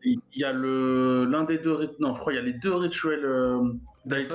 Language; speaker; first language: French; native; French